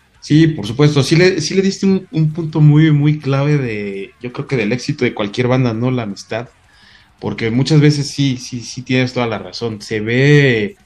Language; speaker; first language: Spanish; native; Spanish